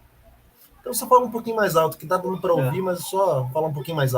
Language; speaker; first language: Portuguese; native; Portuguese